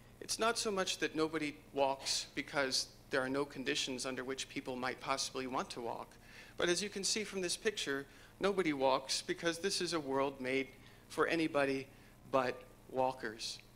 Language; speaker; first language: English; native; English